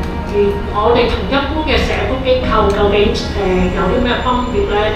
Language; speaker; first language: Cantonese; native; Cantonese